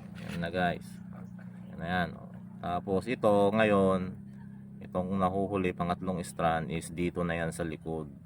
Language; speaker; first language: Filipino; non-native, local second language; Iloko